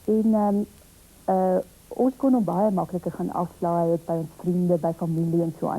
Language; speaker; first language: Afrikaans; native; Afrikaans